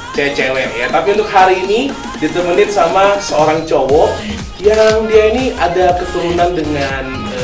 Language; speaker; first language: Indonesian; native; Indonesian